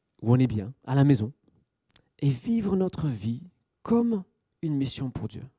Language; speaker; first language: French; native; French